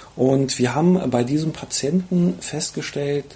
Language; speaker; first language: German; early bilingual, other home language; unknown